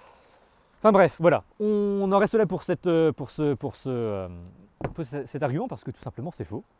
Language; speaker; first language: French; native; French